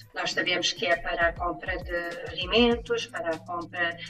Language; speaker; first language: Portuguese; native; Portuguese